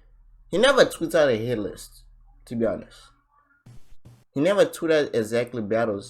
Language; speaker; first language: English; native; English